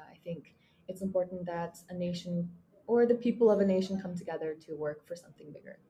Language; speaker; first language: English; non-native, fluent; Mongolian